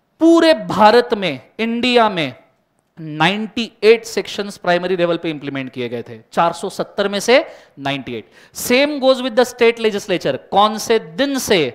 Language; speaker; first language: Hindi; non-native, local second language; Marathi